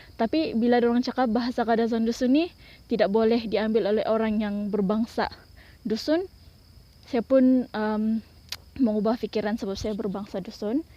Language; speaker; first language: Malay; non-native, local second language; Central Dusun